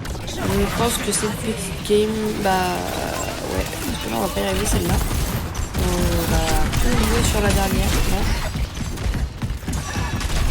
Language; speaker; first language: French; native; French